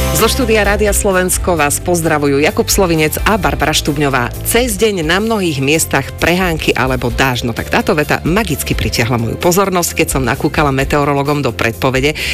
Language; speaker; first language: Slovak; native; Slovak